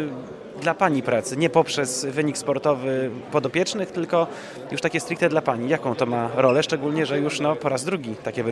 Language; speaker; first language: Polish; native; Polish